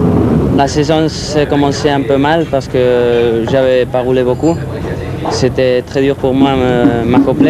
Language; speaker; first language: French; non-native, fluent; Spanish